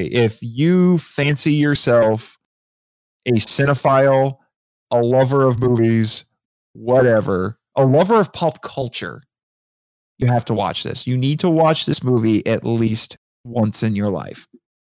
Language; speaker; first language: English; native; English